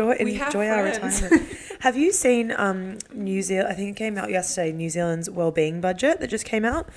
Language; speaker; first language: English; native; English